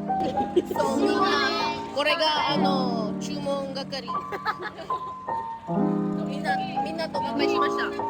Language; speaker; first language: Japanese; early bilingual, other home language; Filipino